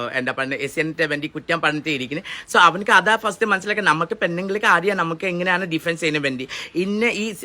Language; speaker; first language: Malayalam; non-native, fluent; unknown